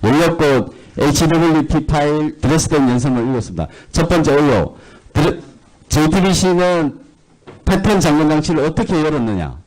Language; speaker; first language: Korean; native; Korean